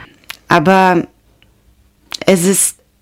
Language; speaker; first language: German; non-native, learner; Ukrainian